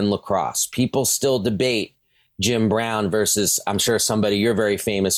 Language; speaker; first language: English; native; English